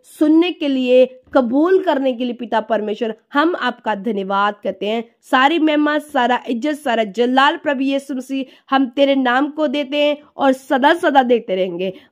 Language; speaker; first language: Hindi; non-native, local second language; Punjabi